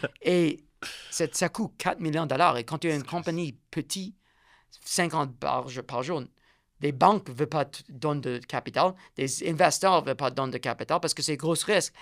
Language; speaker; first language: French; non-native, learner; English